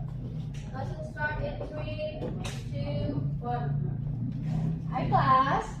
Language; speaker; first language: English; non-native, fluent; Indonesian